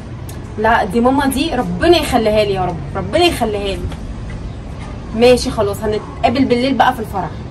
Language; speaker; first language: Arabic; native; Arabic